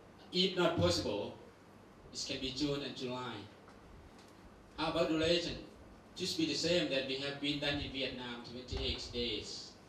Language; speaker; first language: English; non-native, learner; Thai